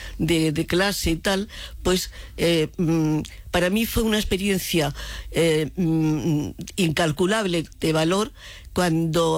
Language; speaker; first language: Spanish; native; Spanish